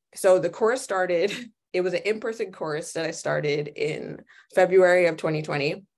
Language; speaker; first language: English; native; English